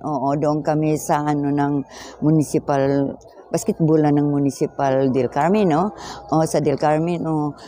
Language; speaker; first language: Filipino; non-native, local second language; Surigaonon